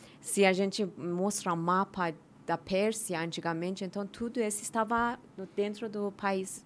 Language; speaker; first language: Portuguese; non-native, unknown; Persian